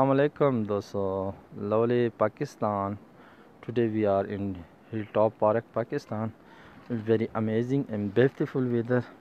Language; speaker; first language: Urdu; non-native, local second language; Pashto